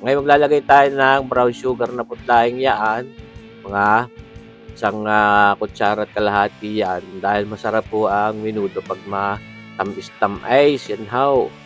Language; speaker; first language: Filipino; native; Filipino